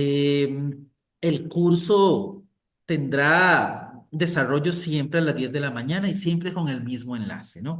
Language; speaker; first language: Spanish; native; Spanish